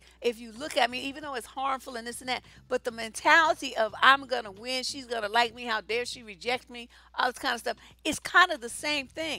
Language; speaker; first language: English; native; English